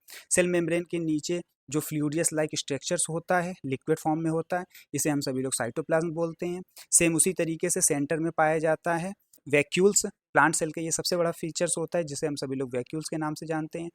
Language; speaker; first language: Hindi; native; Hindi